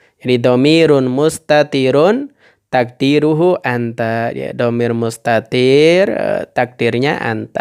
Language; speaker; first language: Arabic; non-native, fluent; Indonesian